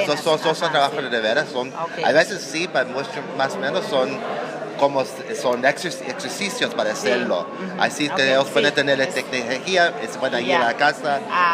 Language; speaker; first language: Spanish; non-native, learner; English